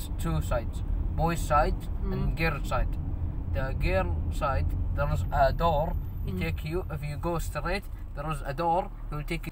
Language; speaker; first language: English; non-native, learner; Arabic